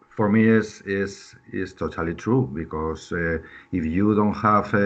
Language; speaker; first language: English; non-native, learner; Spanish